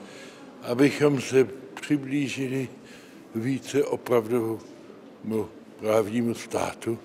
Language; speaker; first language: Czech; early bilingual, heritage; Czech